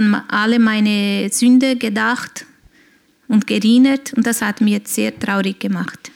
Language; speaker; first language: German; non-native, fluent; Portuguese